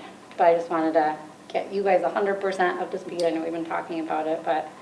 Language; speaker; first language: English; native; English